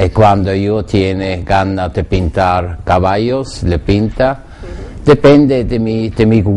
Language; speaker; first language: Spanish; non-native, learner; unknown